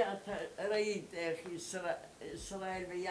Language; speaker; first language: Hebrew; non-native, learner; German